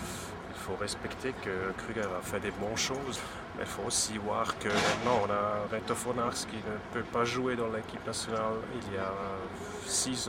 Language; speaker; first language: French; non-native, local second language; German